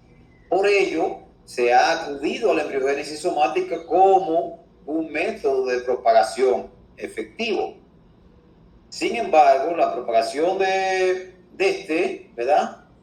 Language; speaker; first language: Spanish; native; Spanish